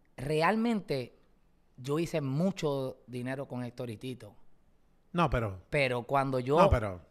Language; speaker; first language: Spanish; native; Spanish